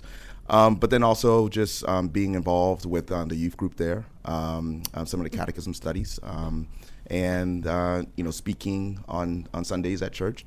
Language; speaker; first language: English; native; English